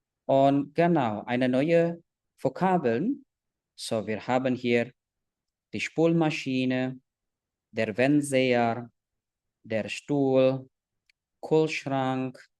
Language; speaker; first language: German; non-native, fluent; Indonesian